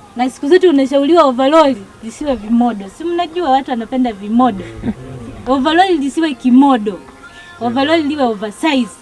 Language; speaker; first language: Swahili; native; Swahili